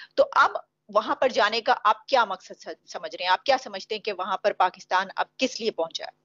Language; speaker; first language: Urdu; native; Urdu